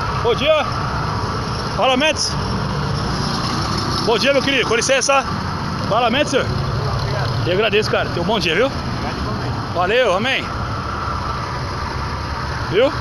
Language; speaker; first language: Portuguese; native; Portuguese